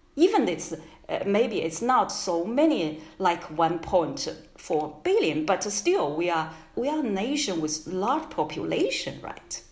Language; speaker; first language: English; non-native, fluent; Chinese